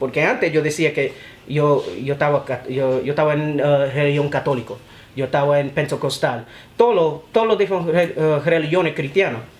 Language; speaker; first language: Spanish; early bilingual, heritage; Spanish